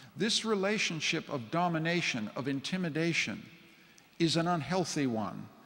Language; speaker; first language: English; native; English